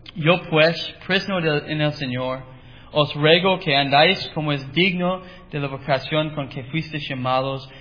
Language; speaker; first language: Spanish; non-native, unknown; English